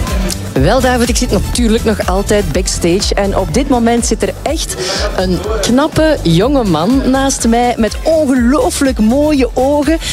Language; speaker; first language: Dutch; native; Dutch